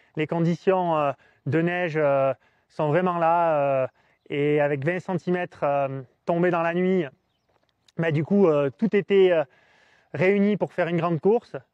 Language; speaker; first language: French; native; French